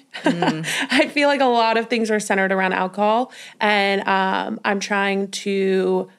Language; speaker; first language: English; native; English